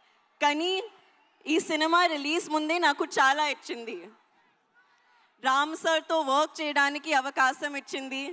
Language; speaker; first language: Telugu; non-native, learner; Hindi